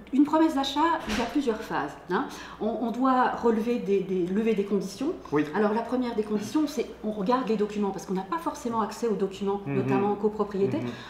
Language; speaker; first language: French; native; French